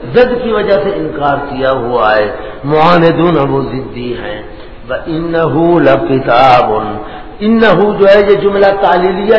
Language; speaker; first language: Urdu; non-native, local second language; Punjabi